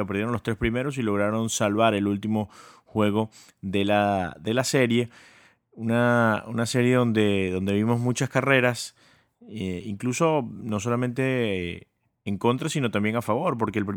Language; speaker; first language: Spanish; native; Spanish